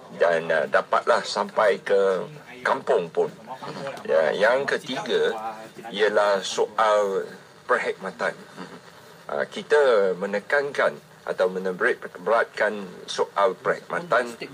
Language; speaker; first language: Malay; non-native, local second language; Hakka Chinese